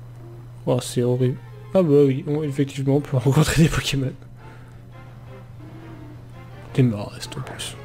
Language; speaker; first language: French; native; French